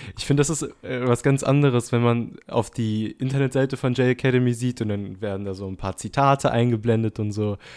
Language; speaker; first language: German; native; German